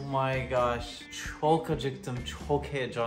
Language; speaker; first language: Turkish; non-native, learner; English